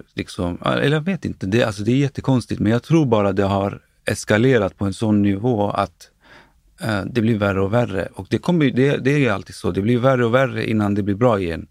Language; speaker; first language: Swedish; early bilingual, other home language; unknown